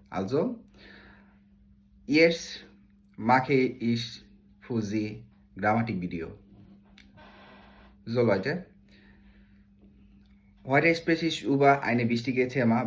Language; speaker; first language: German; non-native, learner; Bangla